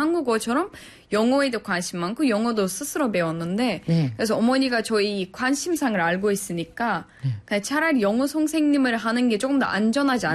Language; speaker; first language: Korean; non-native, fluent; Turkish